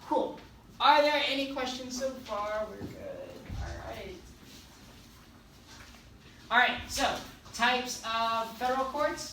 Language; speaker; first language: English; native; English